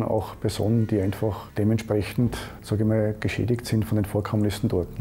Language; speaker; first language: German; native; German